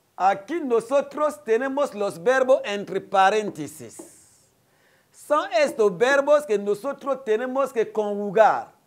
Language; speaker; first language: Spanish; non-native, fluent; French